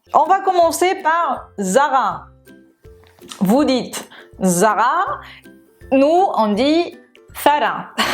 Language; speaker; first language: French; non-native, fluent; Spanish